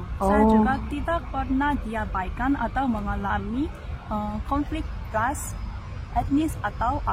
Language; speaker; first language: Indonesian; non-native, fluent; Korean